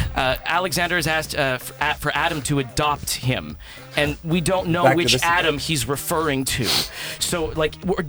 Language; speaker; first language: English; native; English